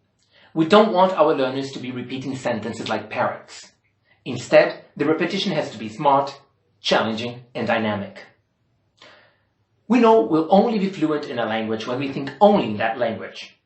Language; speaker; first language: English; non-native, fluent; Portuguese